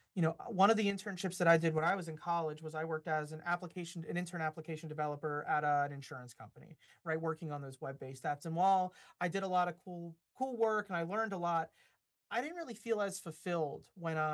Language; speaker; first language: English; native; English